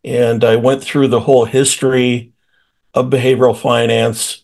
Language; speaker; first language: English; native; English